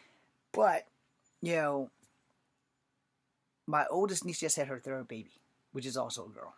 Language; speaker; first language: English; native; English